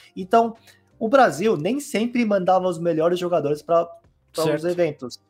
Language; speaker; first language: Portuguese; non-native, fluent; Korean